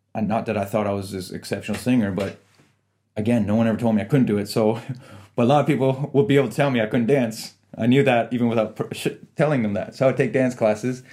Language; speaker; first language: English; native; English